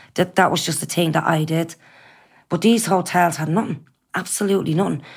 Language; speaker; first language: English; native; English